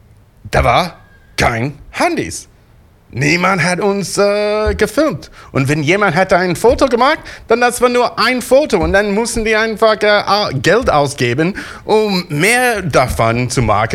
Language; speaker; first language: German; non-native, learner; English